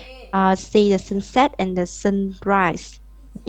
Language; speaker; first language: English; non-native, learner; Vietnamese